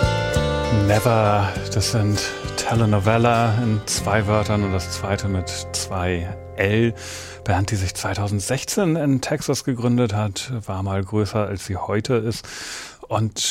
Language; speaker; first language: German; native; German